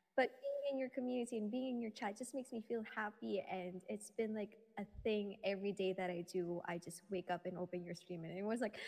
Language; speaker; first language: English; non-native, local second language; Filipino